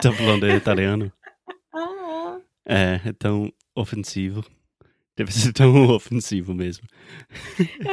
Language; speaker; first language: Portuguese; non-native, fluent; English